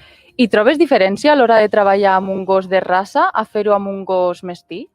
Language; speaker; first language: Catalan; native; Catalan